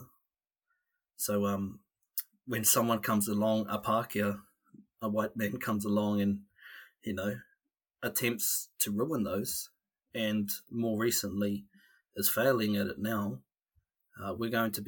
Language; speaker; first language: English; native; English